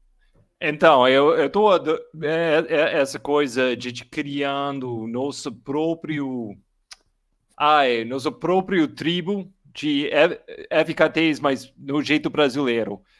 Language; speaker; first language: Portuguese; non-native, learner; English